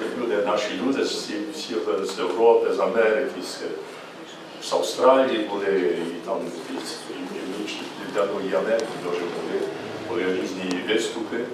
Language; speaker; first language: Ukrainian; early bilingual, heritage; Ukrainian